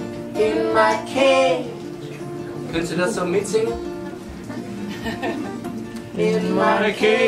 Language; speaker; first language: German; non-native, learner; Dutch